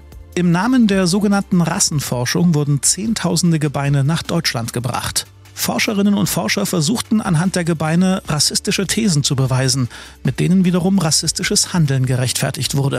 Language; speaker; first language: German; native; German